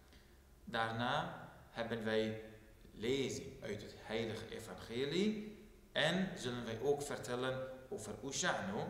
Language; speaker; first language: Dutch; non-native, fluent; Turoyo